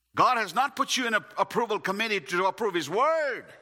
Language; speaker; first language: English; non-native, local second language; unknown